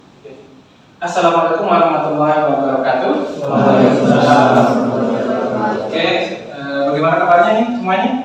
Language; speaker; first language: Indonesian; native; Indonesian